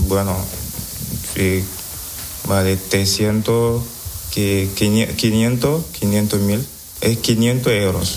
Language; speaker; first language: Spanish; non-native, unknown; Wolof